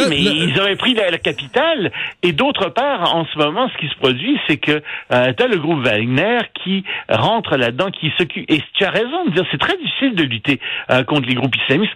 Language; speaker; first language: French; native; French